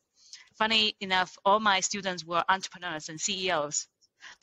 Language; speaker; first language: English; non-native, fluent; Chinese